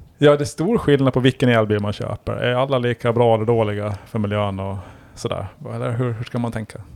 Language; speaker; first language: Swedish; native; Swedish